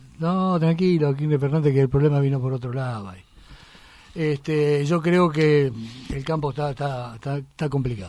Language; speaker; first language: Spanish; native; Spanish